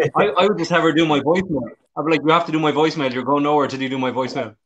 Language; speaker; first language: English; native; English